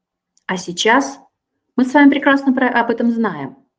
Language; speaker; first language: Russian; native; Russian